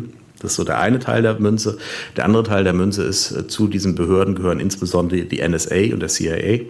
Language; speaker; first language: German; native; German